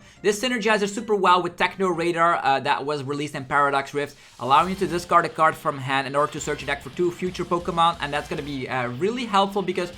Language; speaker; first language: English; non-native, fluent; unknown